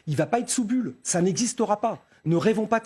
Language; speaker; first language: French; native; French